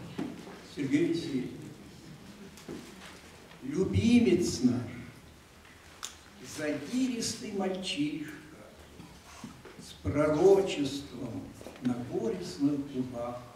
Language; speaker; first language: Russian; native; Russian